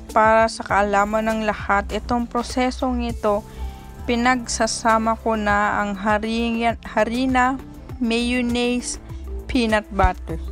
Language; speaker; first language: Filipino; native; Filipino